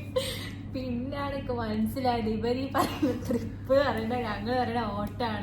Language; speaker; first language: Malayalam; native; Malayalam